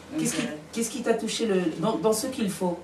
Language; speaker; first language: French; native; French